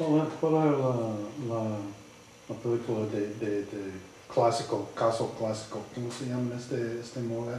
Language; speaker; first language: Spanish; non-native, learner; English